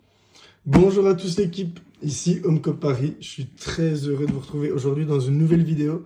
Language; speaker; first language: French; native; French